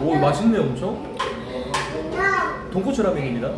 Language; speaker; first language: Korean; native; Korean